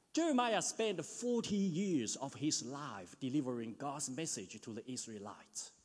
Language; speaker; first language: English; non-native, fluent; Chinese